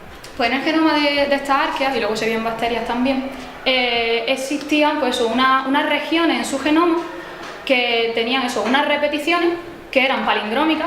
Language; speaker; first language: Spanish; native; Spanish